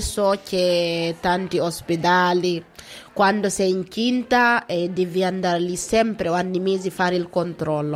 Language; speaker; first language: Italian; non-native, learner; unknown